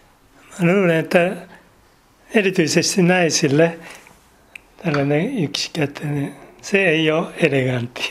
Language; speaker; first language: Finnish; non-native, learner; Japanese